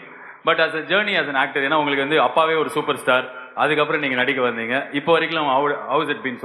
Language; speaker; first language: Tamil; native; Tamil